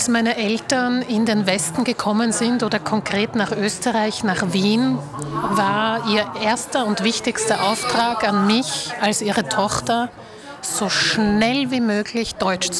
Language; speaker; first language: German; early bilingual, other home language; Slovak